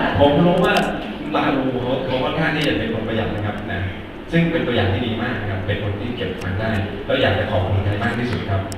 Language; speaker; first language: Thai; native; Thai